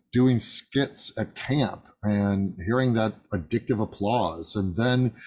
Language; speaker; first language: English; native; English